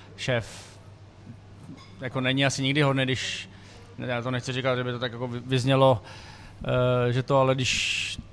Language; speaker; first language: Czech; early bilingual, other home language; Ukrainian